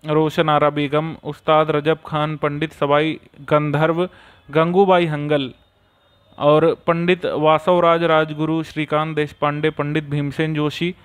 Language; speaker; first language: Hindi; native; Hindi